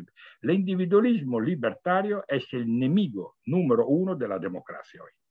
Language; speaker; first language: Spanish; non-native, fluent; Italian